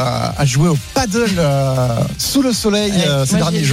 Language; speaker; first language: French; native; French